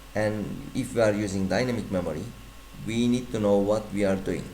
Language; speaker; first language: English; non-native, fluent; Turkish